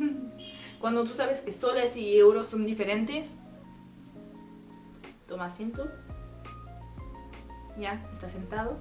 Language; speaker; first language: Spanish; non-native, learner; French